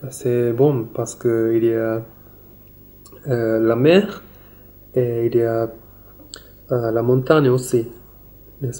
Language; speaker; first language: French; non-native, learner; Japanese